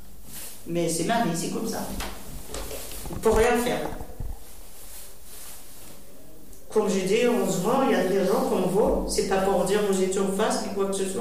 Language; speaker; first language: French; non-native, learner; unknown